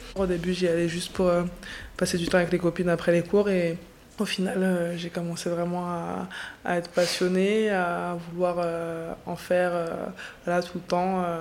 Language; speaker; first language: French; native; French